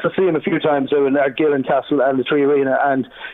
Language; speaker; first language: English; native; English